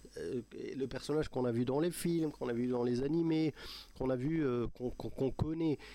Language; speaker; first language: French; non-native, local second language; Arabic